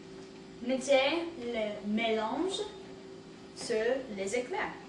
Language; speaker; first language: French; non-native, learner; English